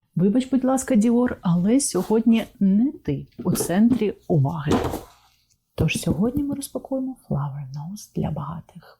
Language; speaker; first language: Ukrainian; non-native, local second language; Russian